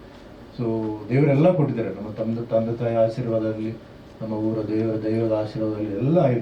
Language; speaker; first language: Kannada; non-native, local second language; Tulu